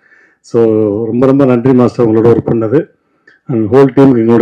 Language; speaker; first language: Tamil; native; Tamil